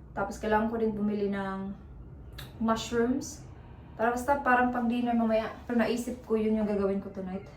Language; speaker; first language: Filipino; non-native, local second language; Cebuano